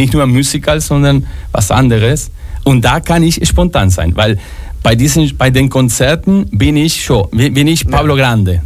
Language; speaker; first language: German; non-native, fluent; Spanish